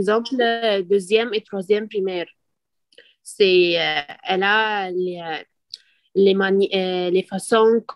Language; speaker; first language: French; non-native, learner; Arabic